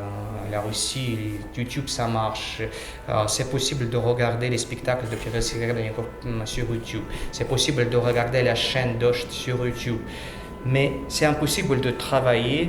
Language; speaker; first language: French; non-native, learner; Russian